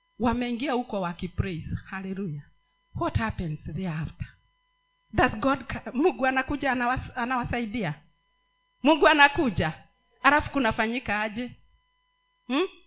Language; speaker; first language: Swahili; non-native, local second language; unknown